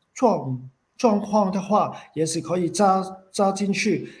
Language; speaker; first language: Chinese; non-native, fluent; Cantonese